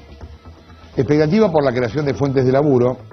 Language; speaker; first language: Spanish; native; Spanish